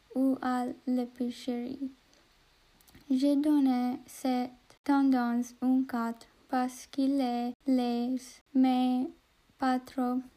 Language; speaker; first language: French; non-native, learner; English